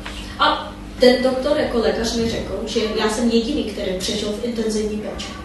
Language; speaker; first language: Czech; non-native, fluent; Korean